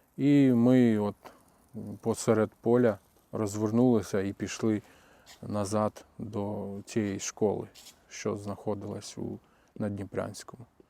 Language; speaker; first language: Ukrainian; native; Ukrainian